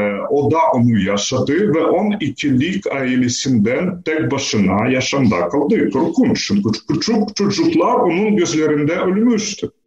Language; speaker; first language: Turkish; non-native, fluent; Ukrainian